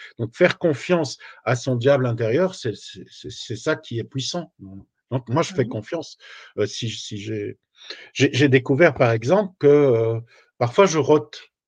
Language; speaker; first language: French; native; French